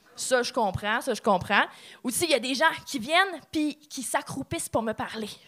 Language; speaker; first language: French; native; French